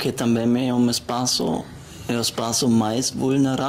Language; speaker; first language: Portuguese; non-native, learner; German